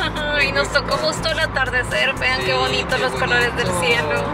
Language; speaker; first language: Spanish; native; Spanish